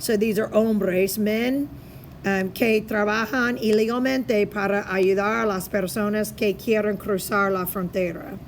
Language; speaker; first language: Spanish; non-native, fluent; English